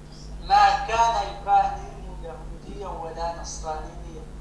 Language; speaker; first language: Arabic; non-native, learner; French